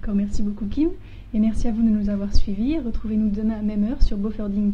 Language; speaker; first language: French; native; French